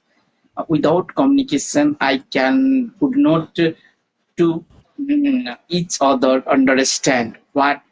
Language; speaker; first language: English; non-native, learner; Maithili